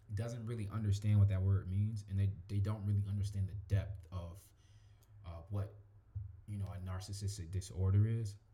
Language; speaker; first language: English; native; English